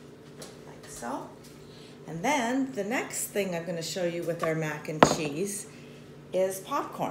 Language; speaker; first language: English; native; English